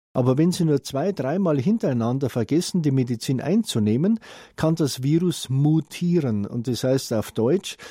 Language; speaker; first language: German; native; German